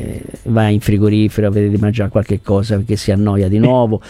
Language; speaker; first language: Italian; native; Italian